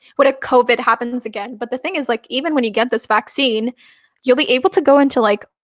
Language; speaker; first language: English; non-native, fluent; Punjabi